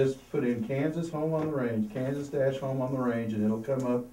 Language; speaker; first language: English; native; English